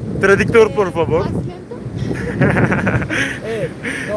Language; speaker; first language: Spanish; non-native, learner; Turkish